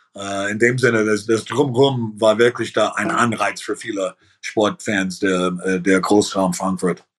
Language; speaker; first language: German; early bilingual, heritage; German